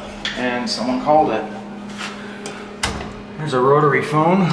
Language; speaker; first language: English; native; English